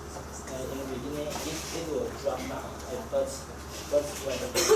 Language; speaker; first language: English; non-native, learner; Chinese